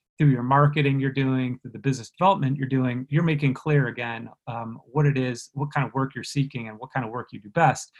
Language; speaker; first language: English; native; English